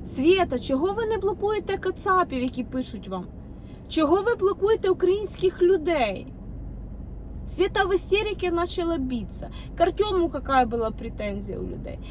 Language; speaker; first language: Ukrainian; non-native, local second language; Russian